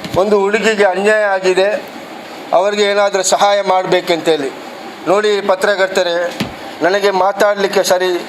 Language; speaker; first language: Kannada; non-native, local second language; Badaga